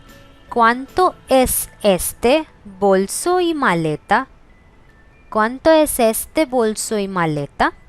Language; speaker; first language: Spanish; non-native, fluent; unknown